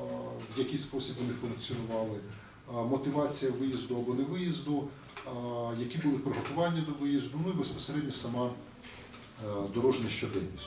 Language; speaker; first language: Ukrainian; native; Ukrainian